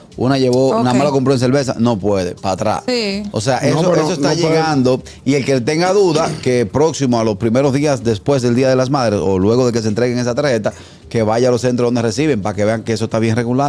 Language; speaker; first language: Spanish; native; Spanish